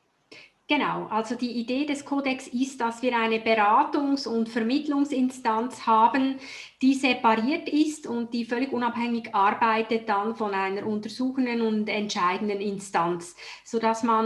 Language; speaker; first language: German; native; German